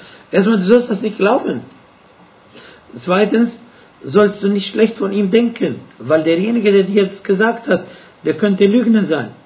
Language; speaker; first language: German; non-native, fluent; Arabic